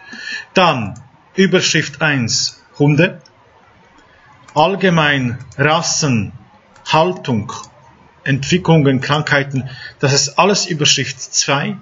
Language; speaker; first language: German; non-native, fluent; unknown